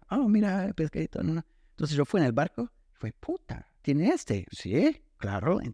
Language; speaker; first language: Spanish; non-native, fluent; French